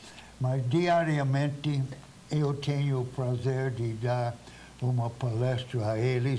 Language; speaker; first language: Portuguese; non-native, fluent; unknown